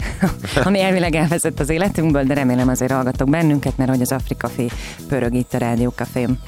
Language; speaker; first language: Hungarian; native; Hungarian